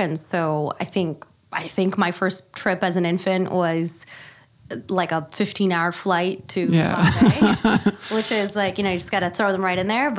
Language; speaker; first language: English; early bilingual, other home language; Kannada